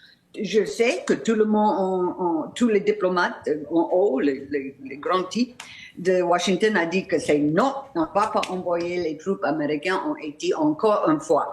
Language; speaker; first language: French; non-native, fluent; English